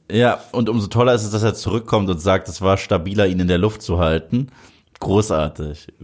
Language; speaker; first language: German; native; German